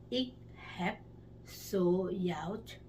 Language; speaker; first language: Dutch; non-native, fluent; Thai